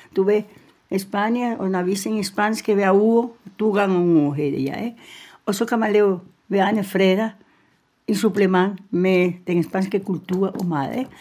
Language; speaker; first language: Danish; non-native, fluent; Spanish